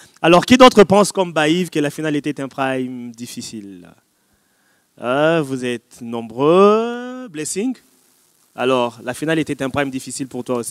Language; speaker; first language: French; non-native, local second language; Lingala